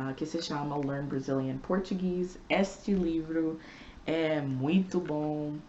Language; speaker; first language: Portuguese; non-native, fluent; English